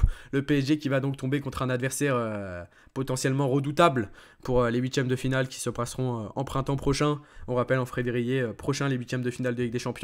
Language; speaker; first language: French; native; French